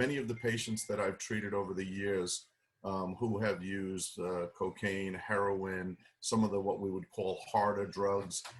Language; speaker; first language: English; native; English